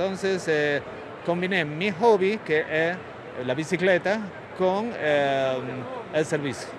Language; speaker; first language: Portuguese; non-native, fluent; Spanish